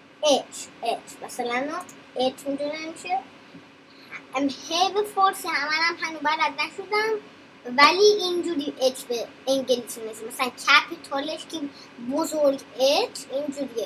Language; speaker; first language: Persian; early bilingual, heritage; Persian